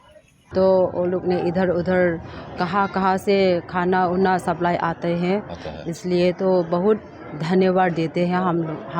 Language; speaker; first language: Hindi; non-native, local second language; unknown